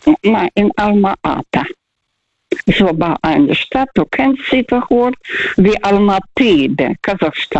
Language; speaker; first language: German; non-native, fluent; Russian